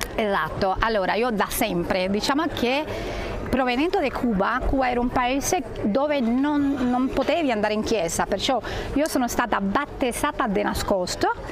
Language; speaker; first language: Italian; non-native, fluent; Spanish